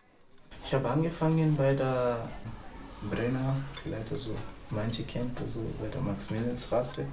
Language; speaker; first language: German; non-native, learner; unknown